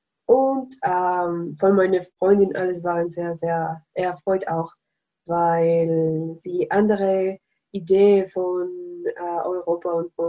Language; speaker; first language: German; non-native, learner; Spanish